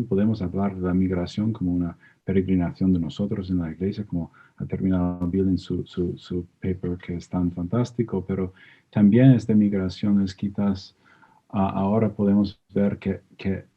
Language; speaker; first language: Spanish; non-native, fluent; English